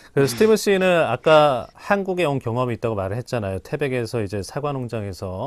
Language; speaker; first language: Korean; native; Korean